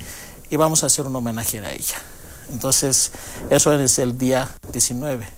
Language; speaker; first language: Spanish; non-native, fluent; Greek